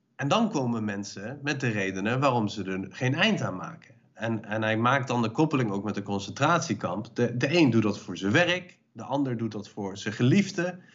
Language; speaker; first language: Dutch; early bilingual, other home language; Persian